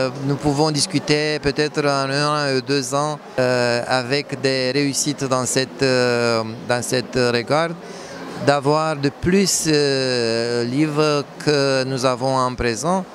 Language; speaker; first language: French; non-native, fluent; Romanian